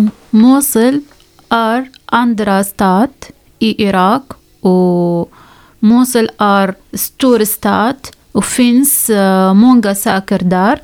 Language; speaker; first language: Swedish; non-native, learner; Arabic